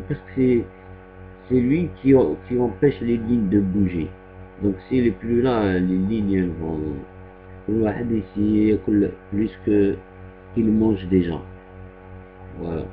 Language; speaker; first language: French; non-native, local second language; Arabic